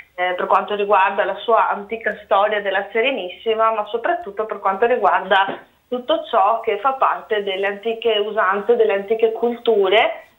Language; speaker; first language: Italian; native; Italian